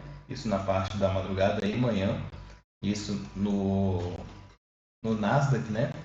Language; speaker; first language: Portuguese; native; Portuguese